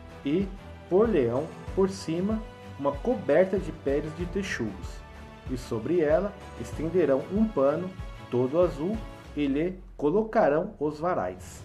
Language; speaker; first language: Portuguese; native; Portuguese